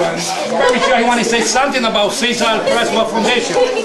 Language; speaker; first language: English; non-native, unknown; Spanish